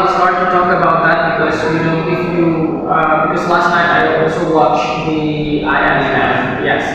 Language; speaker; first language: English; non-native, fluent; Indonesian